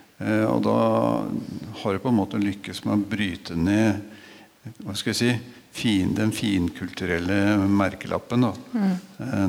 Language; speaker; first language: Norwegian; native; Norwegian